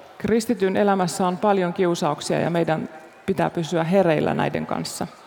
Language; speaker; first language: Finnish; native; Finnish